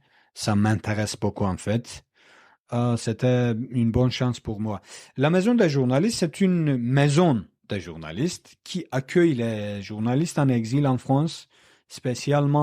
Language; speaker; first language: French; non-native, learner; Kurdish